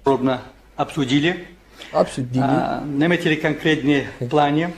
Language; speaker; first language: Russian; non-native, local second language; Tajik